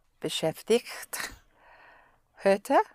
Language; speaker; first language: German; non-native, learner; English